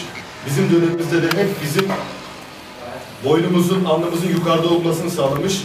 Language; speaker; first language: Turkish; native; Turkish